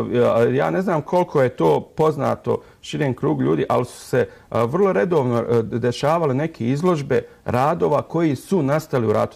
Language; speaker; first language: Serbian; native; Serbian